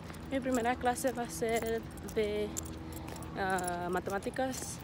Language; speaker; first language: Spanish; early bilingual, heritage; Spanish